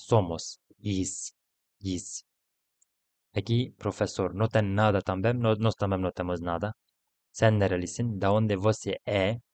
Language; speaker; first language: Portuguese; non-native, learner; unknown